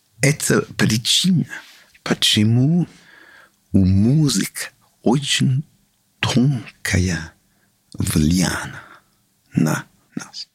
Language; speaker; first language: Russian; non-native, learner; English